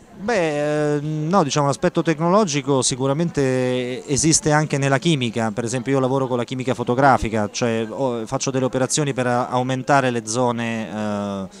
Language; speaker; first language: Italian; native; Italian